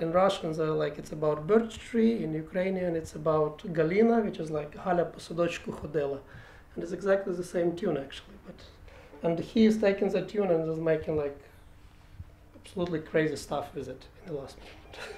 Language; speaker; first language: English; non-native, fluent; Ukrainian